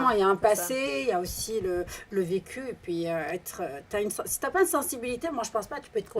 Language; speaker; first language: French; native; French